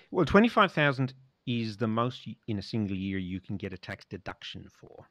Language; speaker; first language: English; native; English